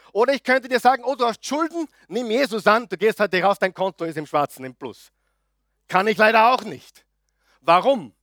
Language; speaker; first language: German; native; German